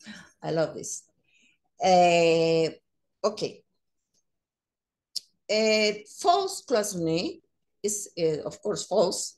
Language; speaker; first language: English; non-native, learner; Spanish